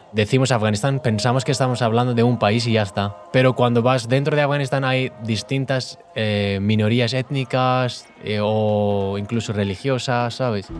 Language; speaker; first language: Spanish; non-native, fluent; Persian